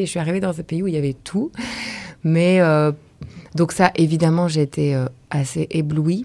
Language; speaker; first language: French; early bilingual, other home language; Lithuanian